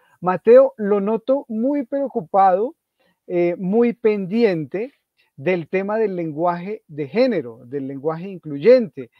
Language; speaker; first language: Spanish; native; Spanish